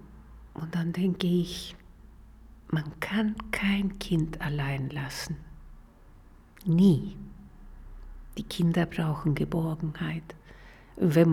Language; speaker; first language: German; non-native, fluent; Spanish